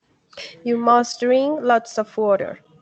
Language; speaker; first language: English; non-native, learner; Spanish